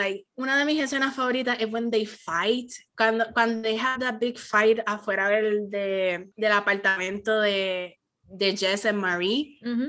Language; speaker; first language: Spanish; early bilingual, heritage; Spanish